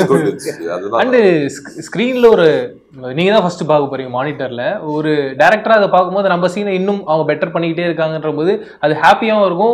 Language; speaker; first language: Tamil; native; Tamil